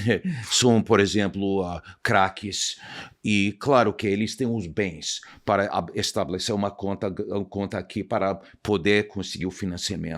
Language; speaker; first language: Portuguese; non-native, fluent; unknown